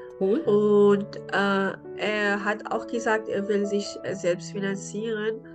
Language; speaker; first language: German; non-native, learner; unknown